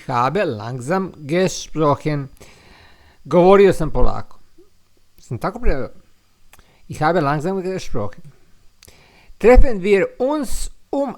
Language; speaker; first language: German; non-native, learner; Serbian